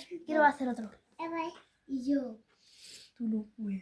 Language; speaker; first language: Spanish; early bilingual, other home language; Bangla